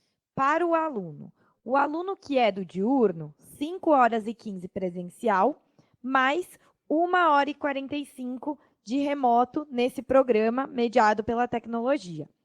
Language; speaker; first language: Portuguese; native; Portuguese